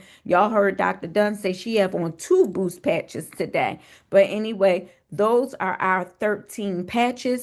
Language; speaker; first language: English; native; English